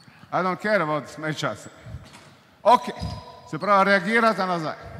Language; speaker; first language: English; non-native, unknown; Slovenian